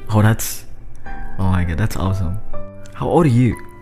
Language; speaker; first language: English; non-native, fluent; Indonesian